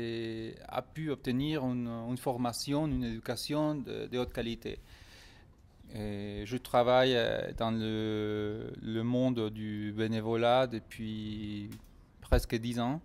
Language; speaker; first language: French; non-native, fluent; Spanish